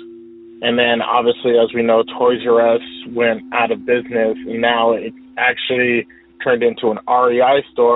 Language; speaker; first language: English; native; English